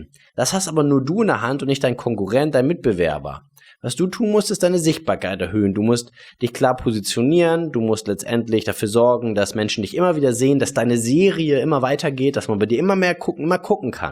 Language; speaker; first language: German; native; German